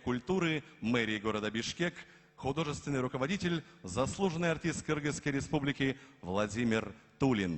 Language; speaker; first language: Russian; native; Russian